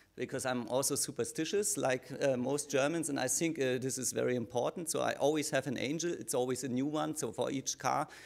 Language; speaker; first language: English; non-native, fluent; German